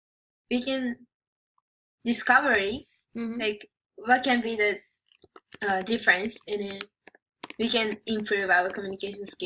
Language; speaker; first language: English; non-native, learner; Japanese